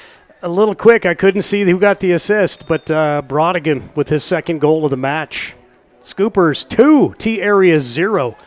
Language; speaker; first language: English; native; English